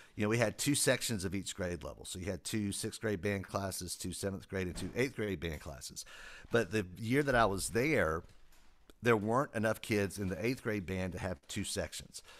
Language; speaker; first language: English; native; English